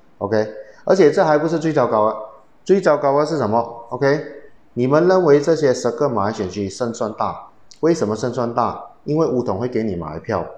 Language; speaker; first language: Chinese; native; Chinese